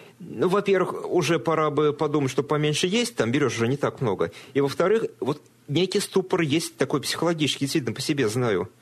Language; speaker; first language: Russian; native; Russian